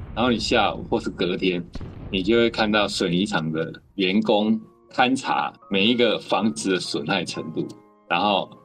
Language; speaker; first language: Chinese; native; Chinese